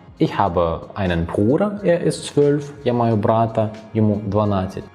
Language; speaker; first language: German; non-native, fluent; Ukrainian